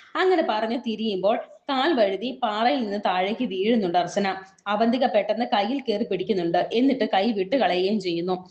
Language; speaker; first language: Malayalam; native; Malayalam